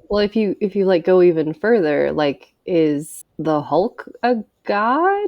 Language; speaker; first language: English; native; English